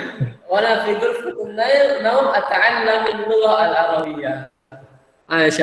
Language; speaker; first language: Arabic; non-native, fluent; Indonesian